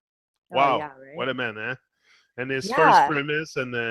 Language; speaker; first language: English; non-native, fluent; French